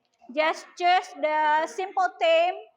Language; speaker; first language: English; non-native, learner; Indonesian